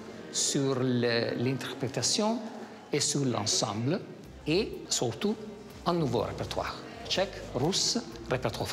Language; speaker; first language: French; non-native, fluent; Italian